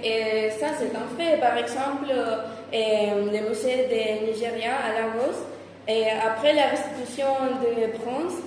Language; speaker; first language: French; non-native, fluent; Spanish